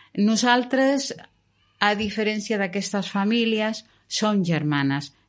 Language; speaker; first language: Catalan; non-native, local second language; Spanish